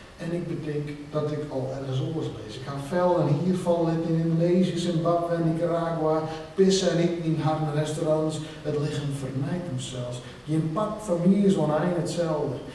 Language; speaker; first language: Dutch; non-native, local second language; Western Frisian